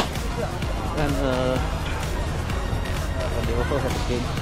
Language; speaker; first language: English; non-native, local second language; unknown